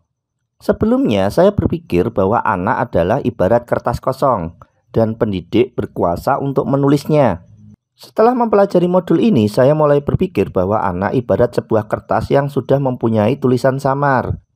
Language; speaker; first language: Indonesian; non-native, local second language; Javanese